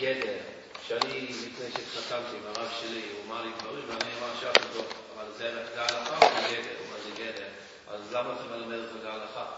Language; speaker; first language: Hebrew; non-native, fluent; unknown